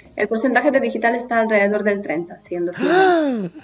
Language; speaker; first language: Spanish; non-native, fluent; Polish